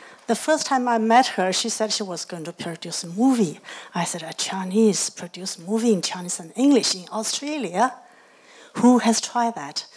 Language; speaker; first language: English; non-native, fluent; Chinese